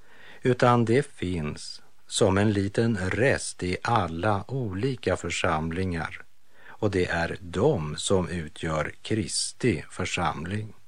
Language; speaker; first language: Swedish; native; Swedish